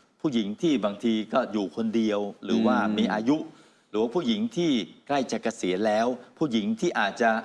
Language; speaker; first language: Thai; native; Thai